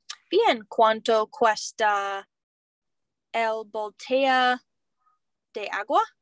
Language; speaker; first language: Spanish; non-native, learner; English